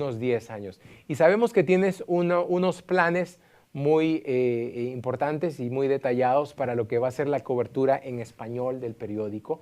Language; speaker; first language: Spanish; native; Spanish